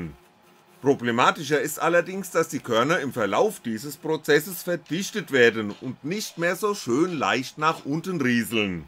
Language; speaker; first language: German; native; German